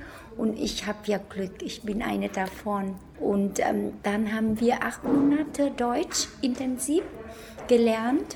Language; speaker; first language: German; non-native, fluent; Vietnamese